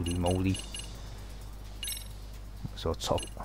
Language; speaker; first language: English; native; English